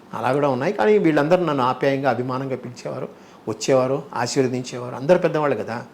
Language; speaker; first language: Telugu; native; Telugu